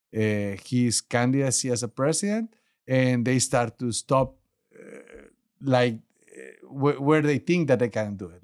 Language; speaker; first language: English; non-native, learner; Spanish